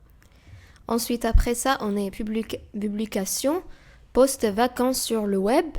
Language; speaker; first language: French; non-native, fluent; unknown